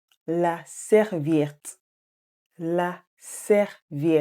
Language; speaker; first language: French; non-native, fluent; English